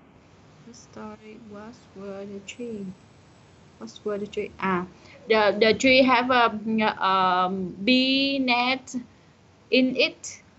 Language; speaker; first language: English; non-native, learner; Vietnamese